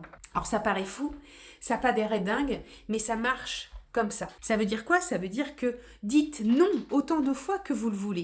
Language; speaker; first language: French; native; French